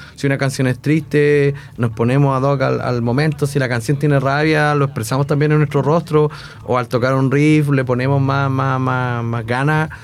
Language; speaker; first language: Spanish; native; Spanish